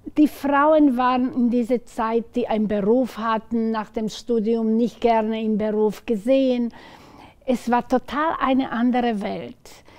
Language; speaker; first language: German; non-native, fluent; Slovak